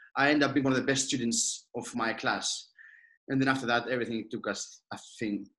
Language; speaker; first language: English; non-native, fluent; Greek